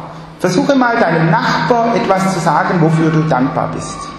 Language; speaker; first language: German; non-native, fluent; Chinese